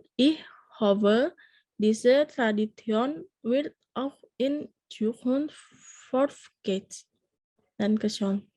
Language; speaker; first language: German; non-native, learner; Indonesian